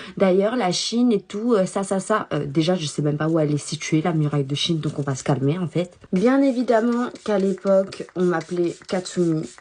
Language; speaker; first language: French; early bilingual, other home language; Chinese